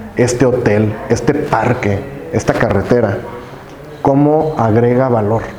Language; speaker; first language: Spanish; native; Spanish